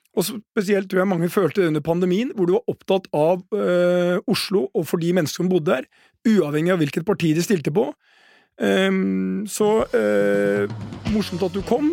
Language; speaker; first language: Norwegian; native; Norwegian